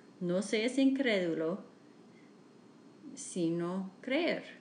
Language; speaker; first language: Spanish; non-native, learner; English